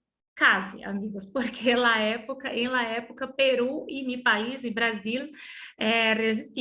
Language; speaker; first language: Spanish; non-native, learner; Portuguese